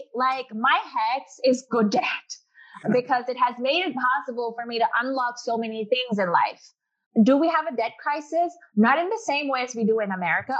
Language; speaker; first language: English; non-native, local second language; Urdu